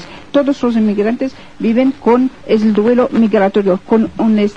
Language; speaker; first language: Spanish; non-native, fluent; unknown